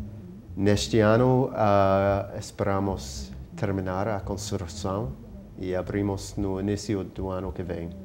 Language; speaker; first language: Portuguese; non-native, fluent; English